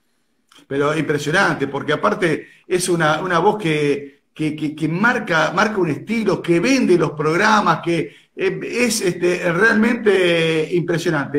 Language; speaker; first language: Spanish; native; Spanish